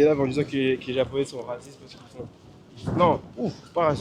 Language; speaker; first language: French; native; French